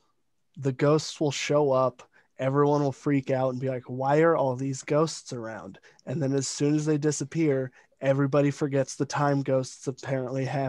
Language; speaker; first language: English; native; English